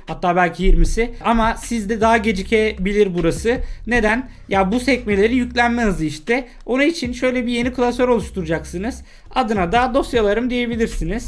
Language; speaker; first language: Turkish; native; Turkish